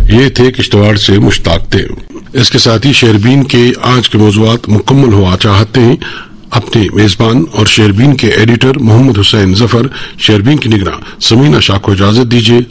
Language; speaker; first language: Urdu; non-native, local second language; Kashmiri